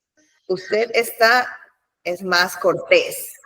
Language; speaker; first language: Spanish; non-native, fluent; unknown